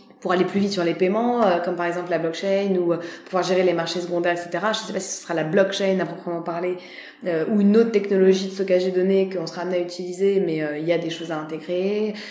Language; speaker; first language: French; native; French